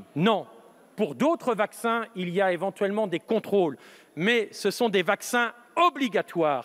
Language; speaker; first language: French; native; French